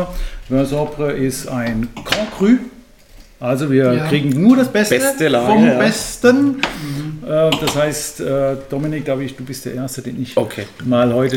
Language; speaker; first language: German; native; German